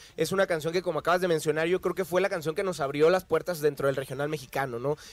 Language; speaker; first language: Spanish; native; Spanish